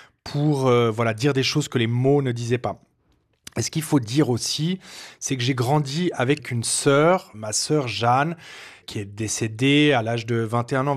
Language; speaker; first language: French; native; French